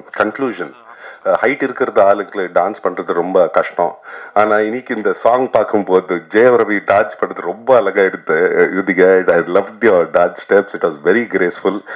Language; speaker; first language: Tamil; non-native, fluent; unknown